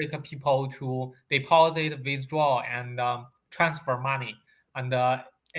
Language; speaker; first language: English; non-native, learner; Chinese